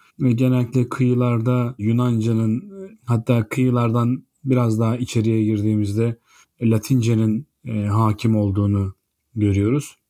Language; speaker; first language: Turkish; native; Turkish